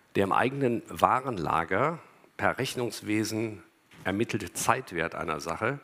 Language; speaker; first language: German; native; German